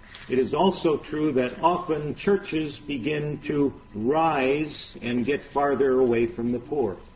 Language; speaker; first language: English; native; English